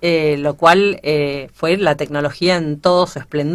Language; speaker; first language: Spanish; native; Spanish